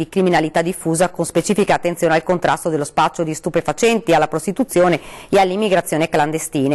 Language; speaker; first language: Italian; native; Italian